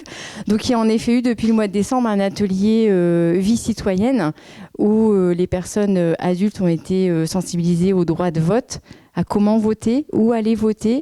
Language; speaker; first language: French; native; French